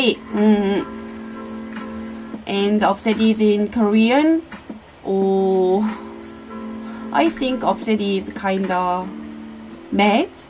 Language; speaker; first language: English; non-native, learner; Korean